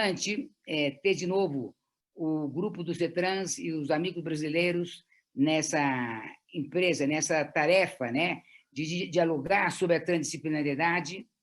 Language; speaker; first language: Portuguese; non-native, fluent; Spanish